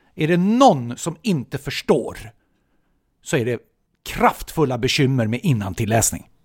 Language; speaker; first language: Swedish; native; Swedish